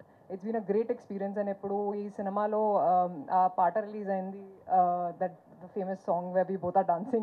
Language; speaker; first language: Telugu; non-native, fluent; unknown